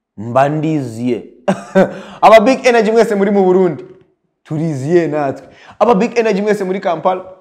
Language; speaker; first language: Kinyarwanda; early bilingual, heritage; Kinyarwanda